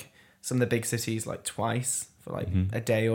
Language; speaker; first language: English; native; English